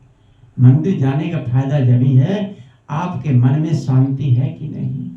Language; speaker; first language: Hindi; native; Hindi